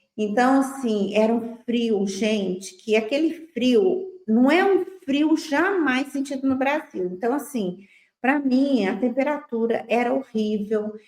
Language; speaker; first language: Portuguese; native; Portuguese